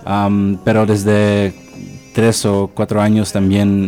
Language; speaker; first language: Spanish; early bilingual, heritage; Spanish